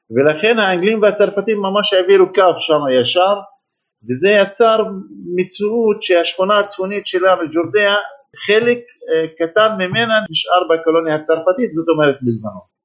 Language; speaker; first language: Hebrew; non-native, local second language; Arabic